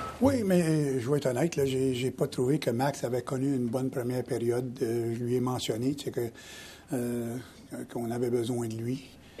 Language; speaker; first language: French; native; French